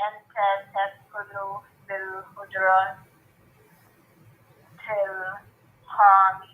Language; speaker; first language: Arabic; non-native, learner; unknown